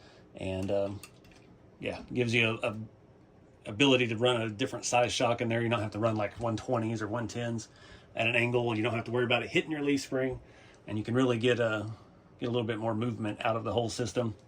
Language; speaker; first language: English; native; English